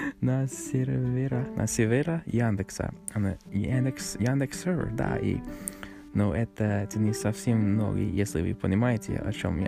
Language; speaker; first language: Russian; non-native, learner; English